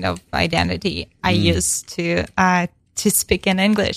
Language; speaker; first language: English; non-native, fluent; Ukrainian